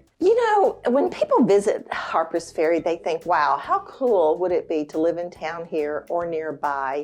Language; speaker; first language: English; native; English